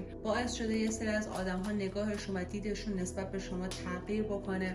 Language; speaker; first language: Persian; native; Persian